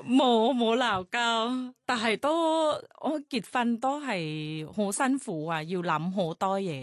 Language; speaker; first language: Cantonese; non-native, learner; Thai